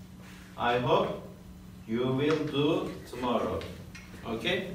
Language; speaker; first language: English; non-native, learner; Turkish